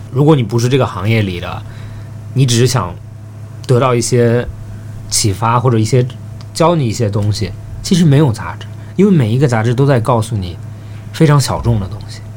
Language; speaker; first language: Chinese; early bilingual, heritage; Chinese